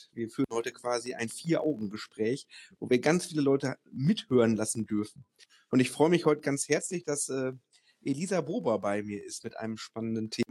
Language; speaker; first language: German; native; German